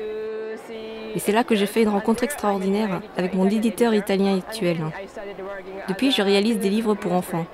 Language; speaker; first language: French; non-native, fluent; Japanese